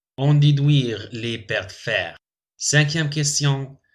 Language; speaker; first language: French; non-native, local second language; Arabic